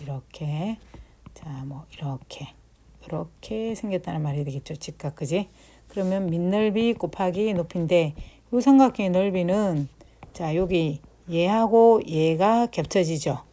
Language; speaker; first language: Korean; native; Korean